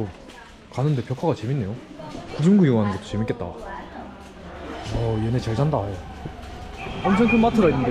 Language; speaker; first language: Korean; native; Korean